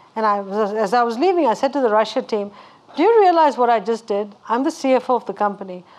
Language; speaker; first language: English; non-native, local second language; Tamil